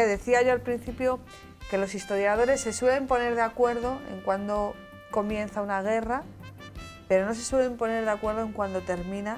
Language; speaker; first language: Spanish; native; Spanish